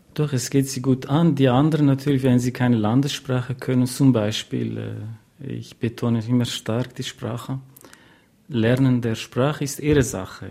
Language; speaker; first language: German; non-native, fluent; Kurdish